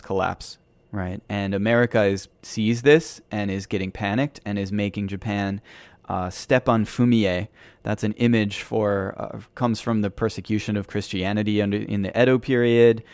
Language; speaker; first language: English; native; English